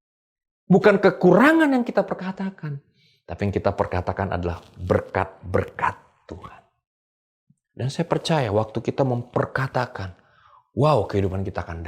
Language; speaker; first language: Indonesian; native; Indonesian